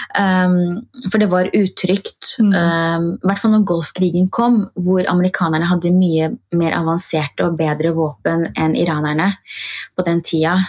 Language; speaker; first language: Norwegian; early bilingual, other home language; Arabic